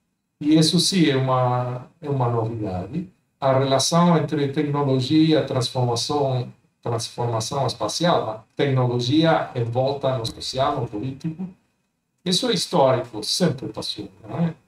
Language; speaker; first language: Portuguese; non-native, fluent; Spanish